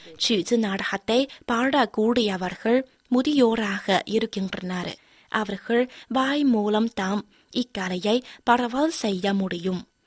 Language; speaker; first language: Tamil; non-native, fluent; Chinese